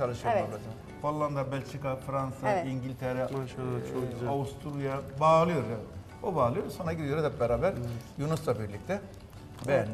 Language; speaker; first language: Turkish; native; Turkish